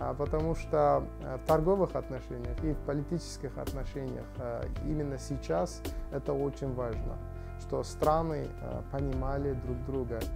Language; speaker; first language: Russian; non-native, local second language; Uzbek